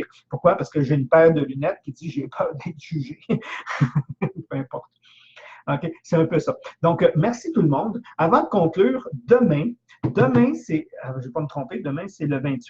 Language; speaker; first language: French; native; French